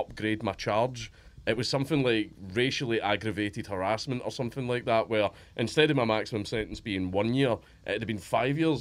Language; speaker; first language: English; native; English